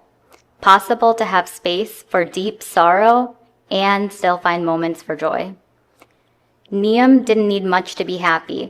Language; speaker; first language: English; native; English